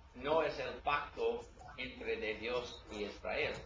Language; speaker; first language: Spanish; non-native, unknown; English